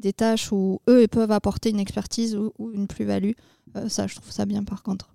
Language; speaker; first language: French; native; French